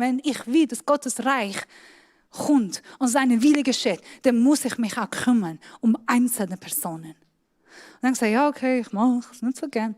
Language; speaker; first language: German; non-native, fluent; Persian